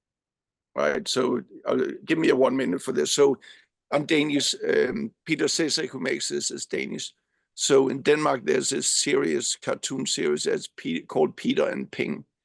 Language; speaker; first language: English; non-native, fluent; Danish